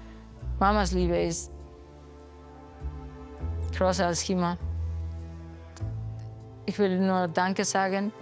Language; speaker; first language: German; non-native, learner; Spanish